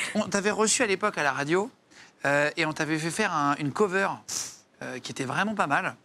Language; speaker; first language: French; native; French